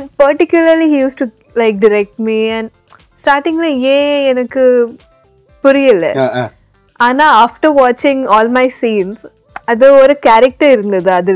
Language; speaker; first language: Tamil; non-native, learner; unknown